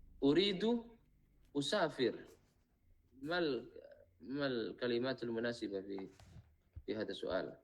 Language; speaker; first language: Arabic; non-native, fluent; Indonesian